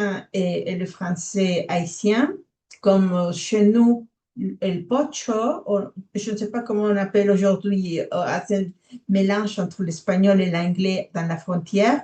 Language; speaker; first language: French; non-native, fluent; Spanish